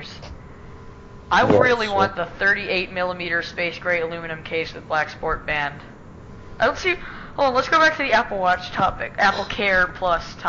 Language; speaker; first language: English; native; English